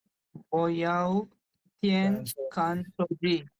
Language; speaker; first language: Chinese; non-native, learner; Sinhala